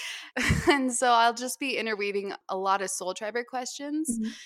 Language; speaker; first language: English; native; English